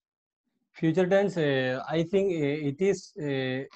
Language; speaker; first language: English; non-native, local second language; Hindi